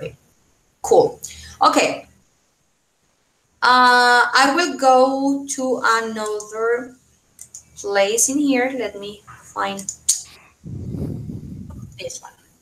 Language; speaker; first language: English; non-native, fluent; Spanish